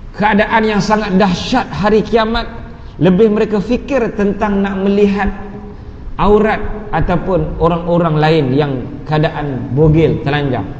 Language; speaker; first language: Malay; native; Malay